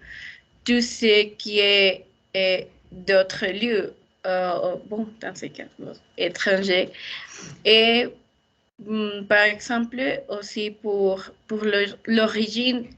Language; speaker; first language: French; non-native, learner; Spanish